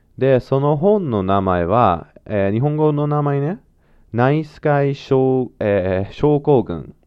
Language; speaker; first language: Japanese; non-native, fluent; English